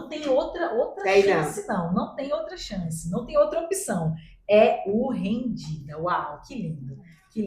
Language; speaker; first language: Portuguese; native; Portuguese